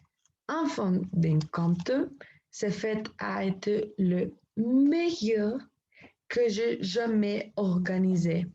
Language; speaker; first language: French; non-native, learner; Spanish